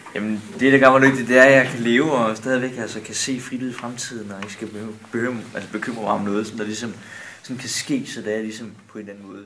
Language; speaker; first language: Danish; native; Danish